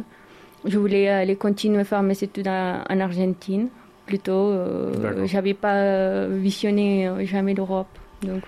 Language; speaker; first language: French; non-native, fluent; Spanish